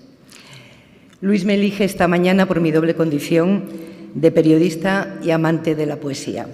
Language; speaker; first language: Spanish; native; Spanish